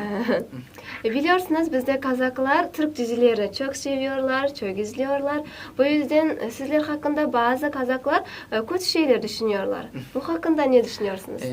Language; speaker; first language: Turkish; non-native, learner; Kazakh